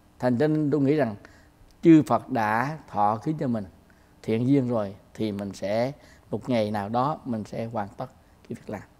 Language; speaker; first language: Vietnamese; native; Vietnamese